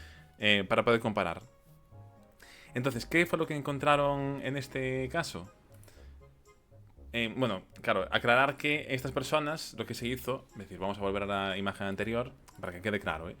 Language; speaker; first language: Spanish; native; Spanish